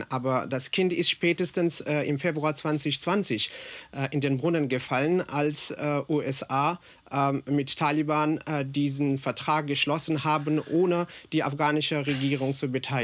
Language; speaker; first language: German; non-native, fluent; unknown